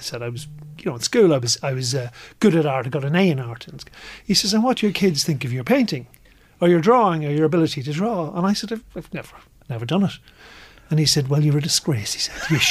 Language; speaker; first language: English; native; English